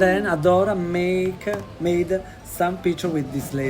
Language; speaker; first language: English; non-native, learner; Italian